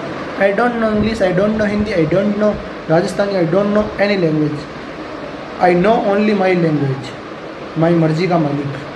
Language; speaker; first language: English; non-native, learner; Hindi